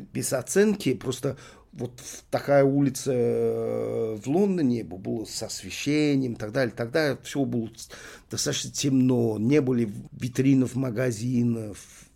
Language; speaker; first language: Russian; non-native, fluent; English